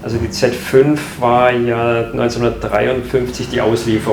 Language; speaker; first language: German; native; German